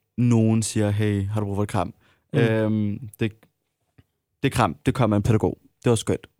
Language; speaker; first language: Danish; early bilingual, other home language; Arabic